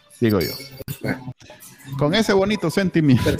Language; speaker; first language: Spanish; native; Spanish